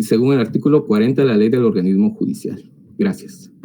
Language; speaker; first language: Spanish; native; Spanish